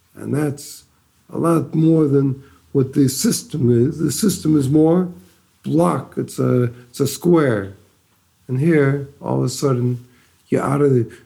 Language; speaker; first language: English; native; English